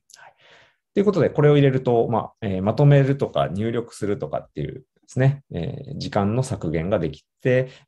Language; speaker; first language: Japanese; native; Japanese